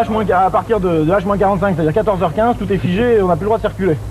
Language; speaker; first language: French; native; French